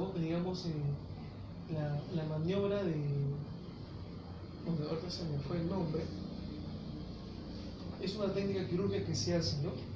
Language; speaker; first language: Spanish; native; Spanish